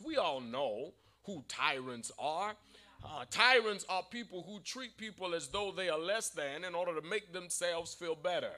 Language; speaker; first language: English; native; English